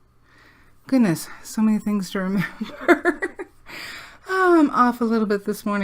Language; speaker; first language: English; native; English